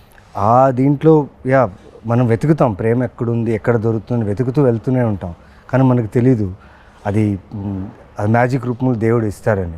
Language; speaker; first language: Telugu; native; Telugu